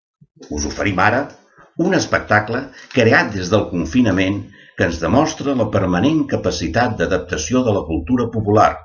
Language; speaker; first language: Catalan; native; Catalan